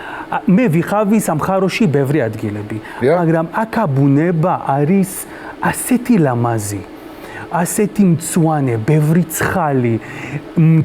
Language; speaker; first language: Georgian; non-native, learner; Hebrew